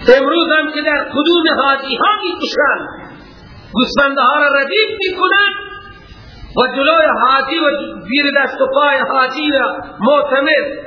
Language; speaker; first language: Persian; non-native, local second language; Baluchi